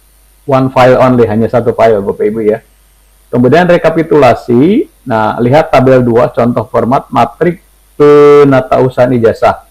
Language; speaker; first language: Indonesian; native; Indonesian